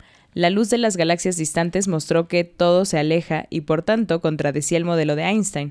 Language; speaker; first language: Spanish; native; Spanish